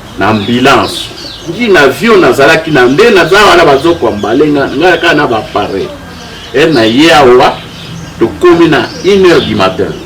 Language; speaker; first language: Lingala; non-native, local second language; Kituba (Democratic Republic of Congo)